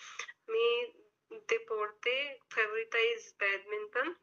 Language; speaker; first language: Spanish; non-native, learner; Hindi